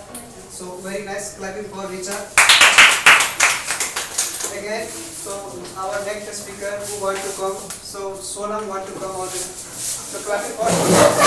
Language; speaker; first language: English; non-native, local second language; Hindi